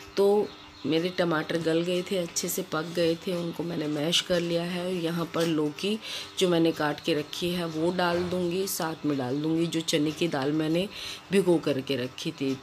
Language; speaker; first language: Hindi; native; Hindi